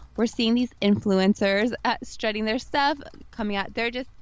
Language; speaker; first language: English; native; English